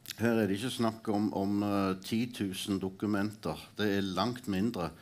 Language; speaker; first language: Norwegian; native; Norwegian